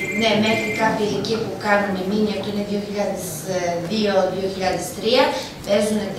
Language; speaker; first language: Greek; non-native, fluent; Serbian